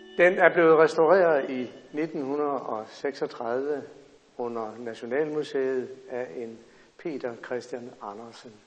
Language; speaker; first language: Danish; native; Danish